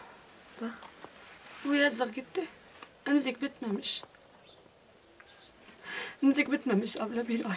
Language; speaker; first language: Turkish; non-native, learner; Arabic